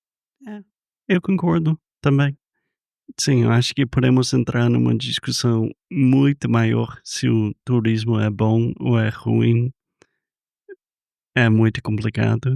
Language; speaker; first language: Portuguese; non-native, fluent; English